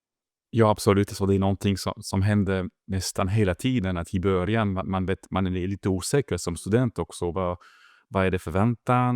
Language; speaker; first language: Swedish; non-native, fluent; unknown